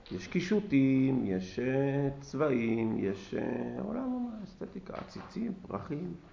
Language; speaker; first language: Hebrew; native; Hebrew